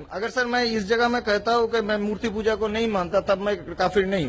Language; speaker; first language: Hindi; non-native, local second language; Bangla